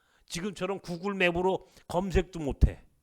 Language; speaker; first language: Korean; native; Korean